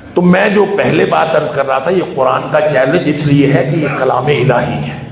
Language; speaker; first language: Urdu; non-native, local second language; Punjabi